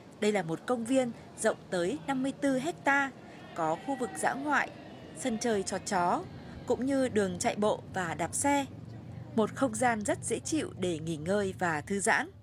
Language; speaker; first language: Vietnamese; native; Vietnamese